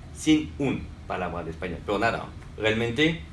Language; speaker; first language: Spanish; non-native, fluent; French